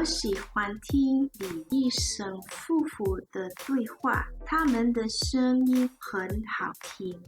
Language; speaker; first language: Chinese; non-native, learner; English